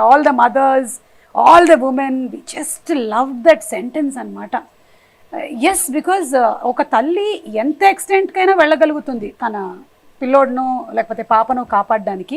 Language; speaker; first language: Telugu; native; Telugu